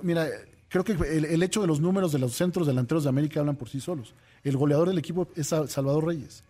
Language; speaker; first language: Spanish; native; Spanish